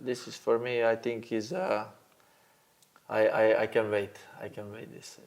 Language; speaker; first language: English; non-native, learner; Slovenian